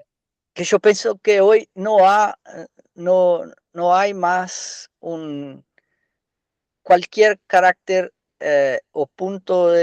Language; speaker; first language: Spanish; non-native, fluent; Portuguese